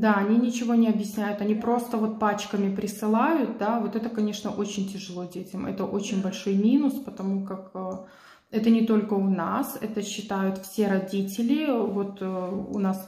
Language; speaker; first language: Russian; native; Russian